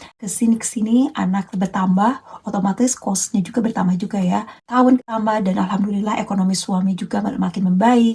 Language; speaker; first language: Indonesian; native; Indonesian